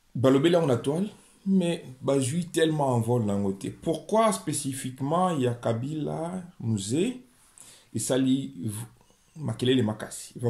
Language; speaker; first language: French; non-native, local second language; Lingala